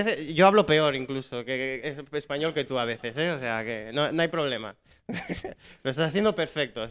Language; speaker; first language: Spanish; native; Spanish